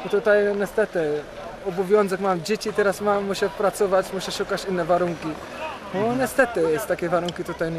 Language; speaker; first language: Polish; non-native, learner; Arabic